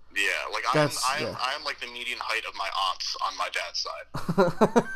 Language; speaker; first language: English; native; English